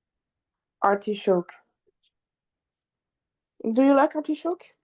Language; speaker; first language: English; non-native, fluent; French